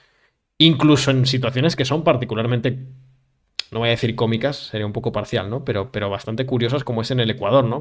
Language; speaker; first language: Spanish; native; Spanish